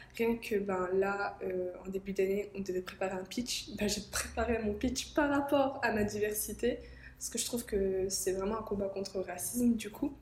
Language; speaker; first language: French; native; French